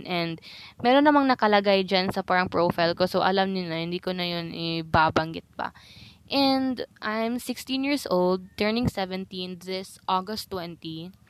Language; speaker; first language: Filipino; non-native, fluent; Cebuano